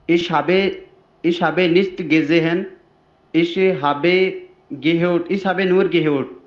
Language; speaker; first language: German; non-native, learner; Hindi